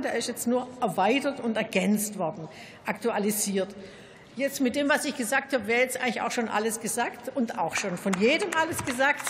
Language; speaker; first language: German; native; German